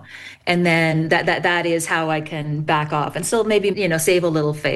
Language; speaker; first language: English; native; English